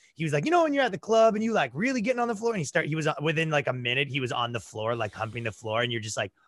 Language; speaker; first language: English; native; English